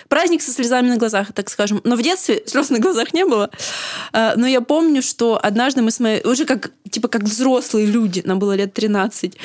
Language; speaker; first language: Russian; native; Russian